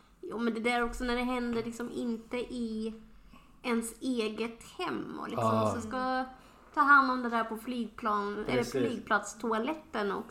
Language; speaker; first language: Swedish; native; Swedish